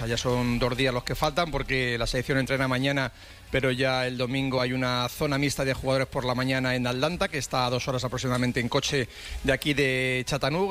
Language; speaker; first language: Spanish; native; Spanish